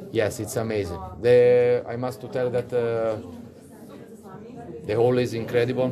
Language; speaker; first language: English; non-native, fluent; Italian